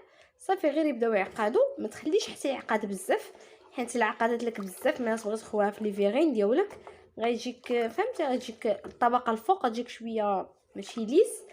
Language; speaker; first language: Arabic; native; Arabic